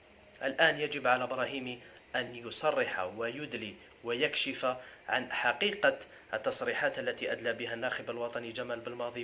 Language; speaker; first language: Arabic; native; Arabic